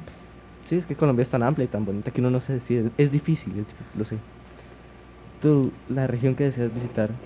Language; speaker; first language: Spanish; native; Spanish